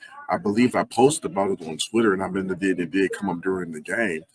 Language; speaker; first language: English; native; English